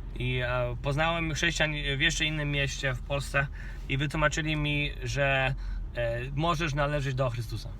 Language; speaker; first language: Polish; non-native, fluent; Kinyarwanda